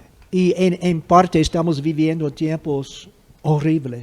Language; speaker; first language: Spanish; non-native, fluent; English